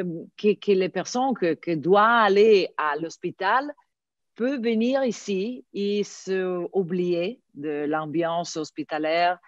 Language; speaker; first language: French; non-native, fluent; Italian